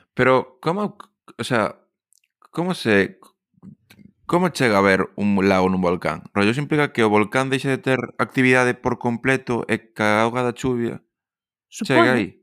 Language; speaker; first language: Galician; non-native, local second language; Spanish